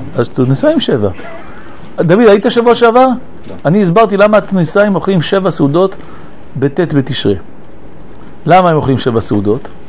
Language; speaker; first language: Hebrew; early bilingual, other home language; French